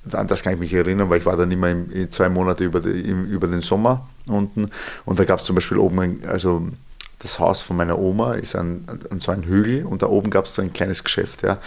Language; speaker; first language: German; early bilingual, other home language; Serbian